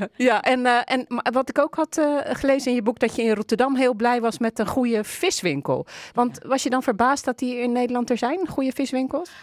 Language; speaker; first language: Dutch; non-native, fluent; Japanese